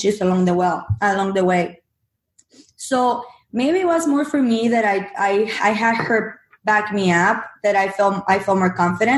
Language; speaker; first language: English; non-native, fluent; Spanish